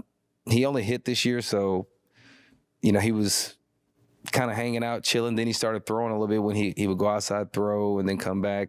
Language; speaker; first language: English; native; English